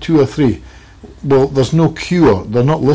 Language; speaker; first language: English; native; English